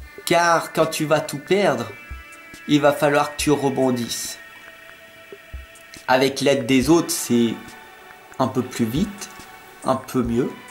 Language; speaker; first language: French; native; French